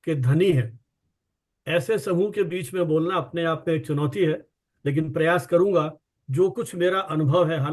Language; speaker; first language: Hindi; native; Hindi